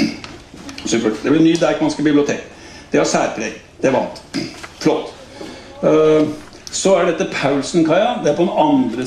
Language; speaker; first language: Norwegian; native; Norwegian